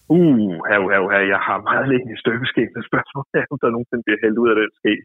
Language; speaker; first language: Danish; native; Danish